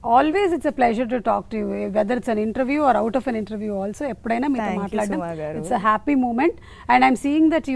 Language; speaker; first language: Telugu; native; Telugu